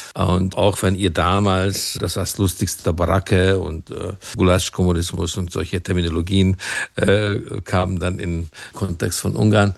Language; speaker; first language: German; non-native, fluent; Hungarian